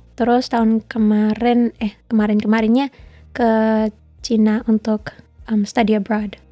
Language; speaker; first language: Indonesian; early bilingual, heritage; English